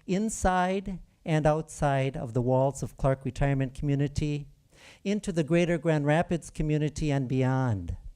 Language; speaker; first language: English; native; English